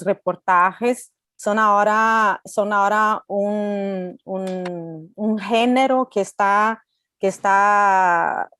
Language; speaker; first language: Spanish; non-native, fluent; Portuguese